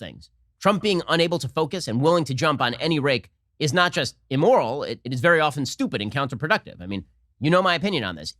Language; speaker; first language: English; native; English